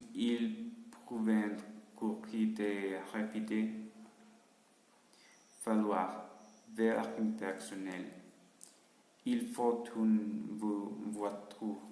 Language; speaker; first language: French; non-native, learner; Spanish